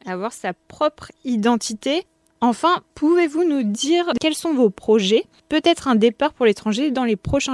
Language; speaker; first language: French; native; French